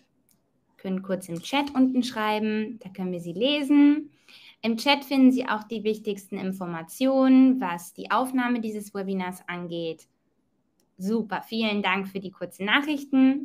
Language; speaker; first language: German; native; German